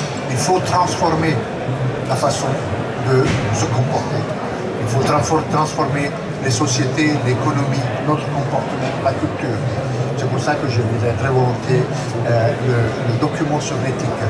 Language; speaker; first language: French; non-native, local second language; German